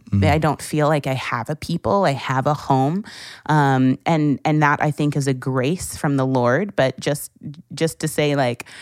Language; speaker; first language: English; native; English